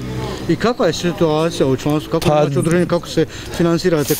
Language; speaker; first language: Croatian; native; Croatian